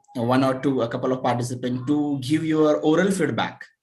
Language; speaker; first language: English; non-native, local second language; Marathi